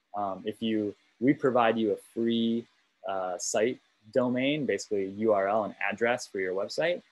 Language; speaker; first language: English; native; English